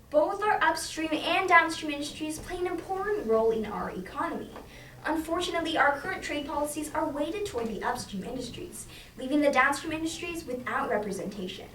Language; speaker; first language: English; native; English